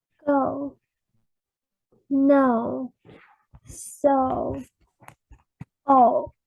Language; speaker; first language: English; non-native, learner; Chinese